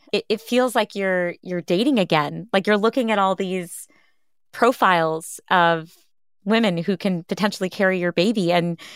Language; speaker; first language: English; early bilingual, other home language; Hindi